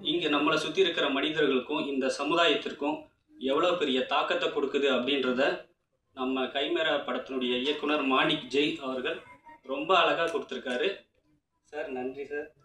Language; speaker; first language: Tamil; native; Tamil